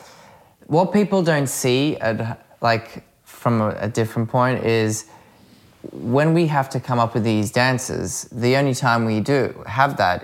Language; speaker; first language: English; early bilingual, other home language; Russian